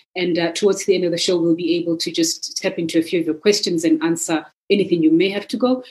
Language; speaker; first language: English; non-native, local second language; Zulu